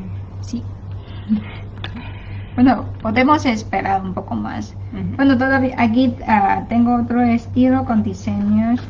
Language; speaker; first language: Spanish; non-native, fluent; Chinese